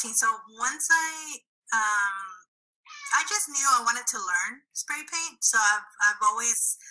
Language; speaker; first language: English; early bilingual, other home language; Spanish